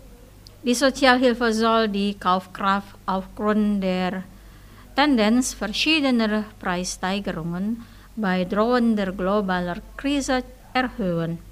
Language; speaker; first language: German; non-native, fluent; Indonesian